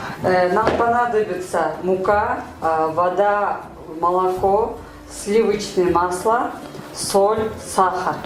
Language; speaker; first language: Russian; non-native, local second language; Kyrgyz